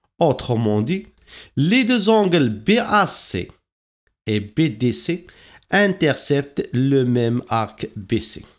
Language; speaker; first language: French; non-native, local second language; Arabic